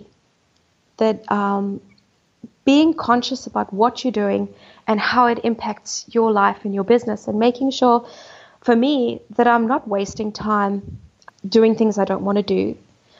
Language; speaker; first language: English; native; English